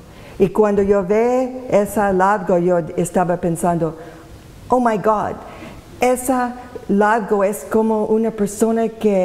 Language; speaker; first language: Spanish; non-native, learner; English